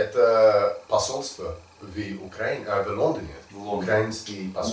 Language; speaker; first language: Russian; non-native, learner; English